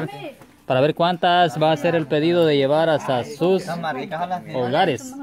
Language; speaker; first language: Spanish; native; Spanish